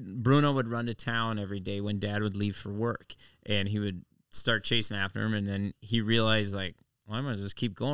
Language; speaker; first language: English; native; English